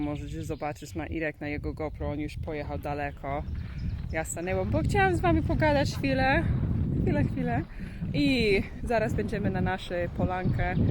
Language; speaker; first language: Polish; non-native, learner; English